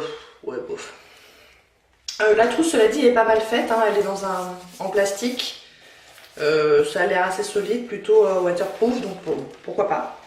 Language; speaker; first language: French; native; French